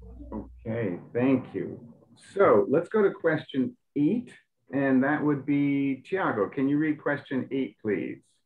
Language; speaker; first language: English; native; English